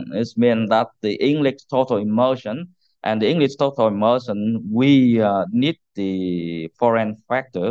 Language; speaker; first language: English; non-native, learner; Vietnamese